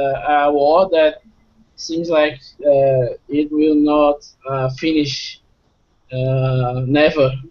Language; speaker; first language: English; non-native, fluent; Portuguese